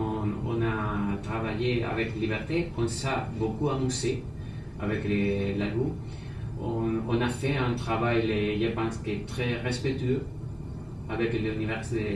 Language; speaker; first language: French; non-native, fluent; Spanish